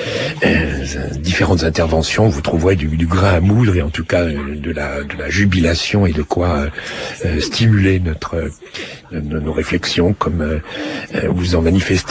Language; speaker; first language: French; native; French